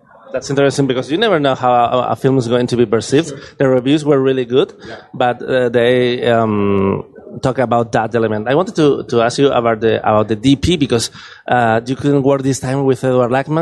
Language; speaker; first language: English; non-native, fluent; Spanish